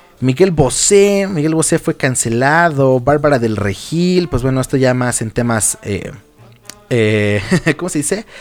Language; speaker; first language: Spanish; native; Spanish